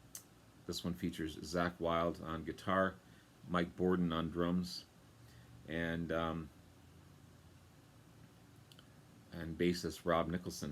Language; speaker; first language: English; native; English